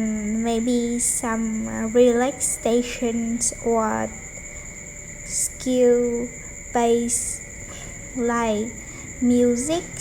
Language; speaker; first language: English; non-native, learner; Vietnamese